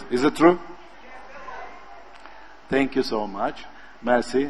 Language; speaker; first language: English; non-native, learner; Turkish